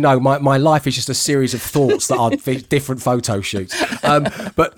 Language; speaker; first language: English; native; English